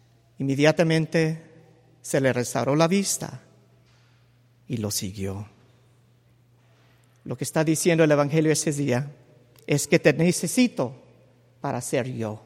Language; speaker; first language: Spanish; early bilingual, heritage; Spanish